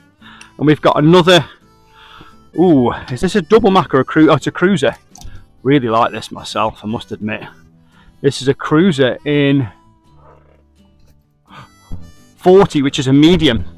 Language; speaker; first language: English; native; English